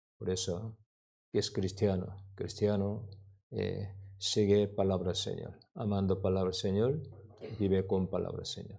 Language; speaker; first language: Spanish; non-native, learner; Korean